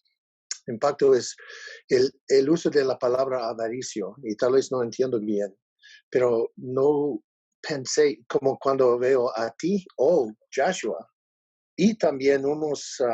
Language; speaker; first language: Spanish; non-native, learner; English